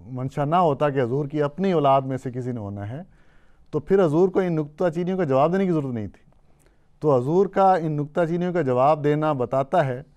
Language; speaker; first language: Urdu; native; Urdu